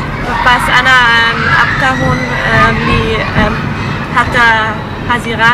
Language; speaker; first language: Arabic; non-native, learner; German